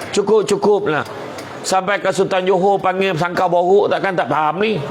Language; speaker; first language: Malay; native; Malay